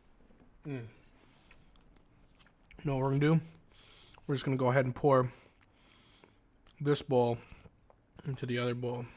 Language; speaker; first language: English; native; English